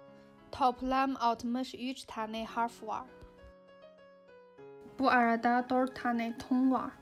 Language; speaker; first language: Turkish; non-native, learner; Chinese